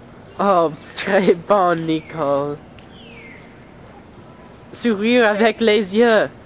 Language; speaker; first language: French; non-native, learner; English